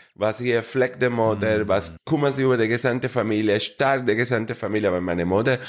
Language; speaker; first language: German; non-native, fluent; Spanish